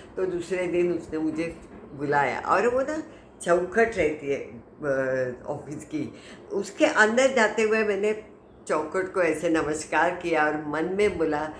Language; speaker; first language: Hindi; non-native, local second language; Marathi